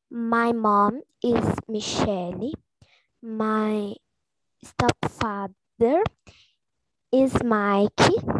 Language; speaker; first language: English; non-native, learner; Portuguese